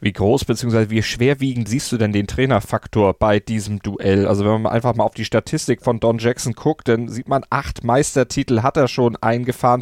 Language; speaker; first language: German; native; German